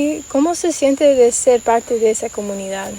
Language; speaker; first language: Spanish; non-native, fluent; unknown